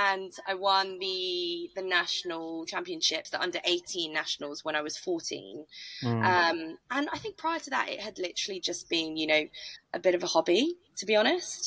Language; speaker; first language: English; native; English